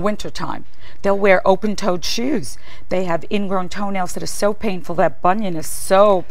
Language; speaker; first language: English; native; English